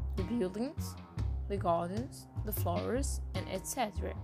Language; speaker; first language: English; non-native, fluent; Portuguese